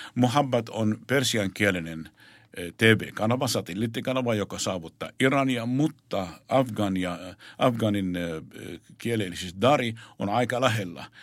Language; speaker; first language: Finnish; non-native, fluent; Arabic